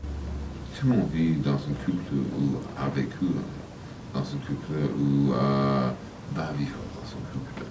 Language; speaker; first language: French; non-native, fluent; English